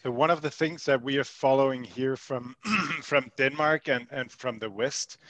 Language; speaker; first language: English; non-native, fluent; Danish